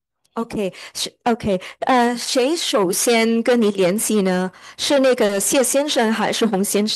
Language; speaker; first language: Chinese; early bilingual, heritage; Chinese